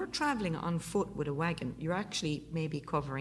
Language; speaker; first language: English; native; English